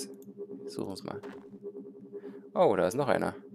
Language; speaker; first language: German; native; German